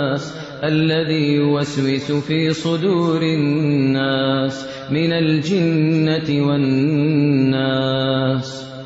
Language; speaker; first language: Arabic; native; Arabic